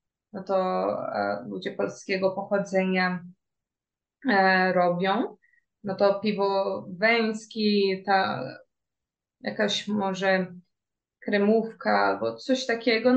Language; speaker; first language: Polish; early bilingual, heritage; Portuguese